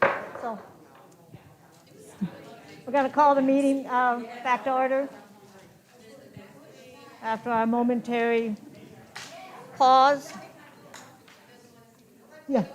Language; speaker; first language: English; native; English